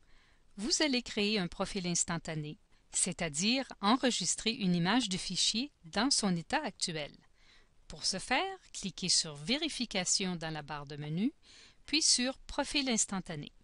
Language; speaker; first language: French; native; French